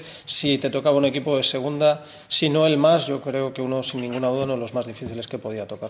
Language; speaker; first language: Spanish; native; Spanish